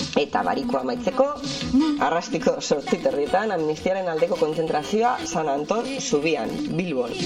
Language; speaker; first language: Basque; native; Basque